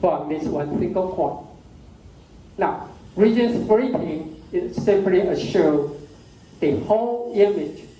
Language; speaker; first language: English; non-native, fluent; Chinese